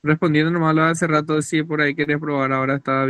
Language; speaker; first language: Spanish; native; Spanish